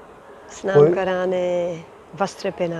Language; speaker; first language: Hindi; non-native, fluent; Dutch